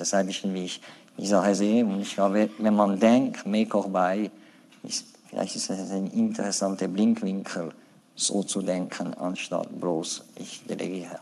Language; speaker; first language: German; non-native, fluent; French